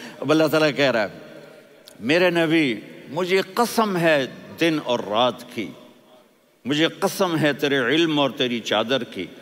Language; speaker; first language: Urdu; non-native, local second language; Punjabi